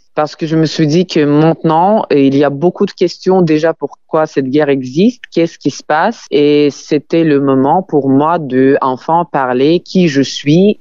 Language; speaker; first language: French; non-native, fluent; Ukrainian